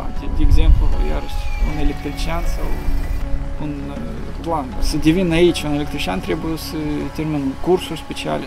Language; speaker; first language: Romanian; non-native, local second language; Russian